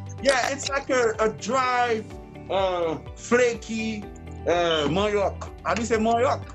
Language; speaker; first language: English; early bilingual, other home language; French